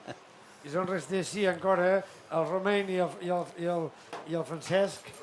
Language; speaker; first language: French; non-native, fluent; Catalan